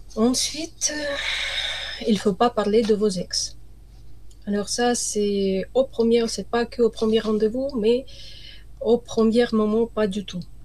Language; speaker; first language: French; non-native, learner; Ukrainian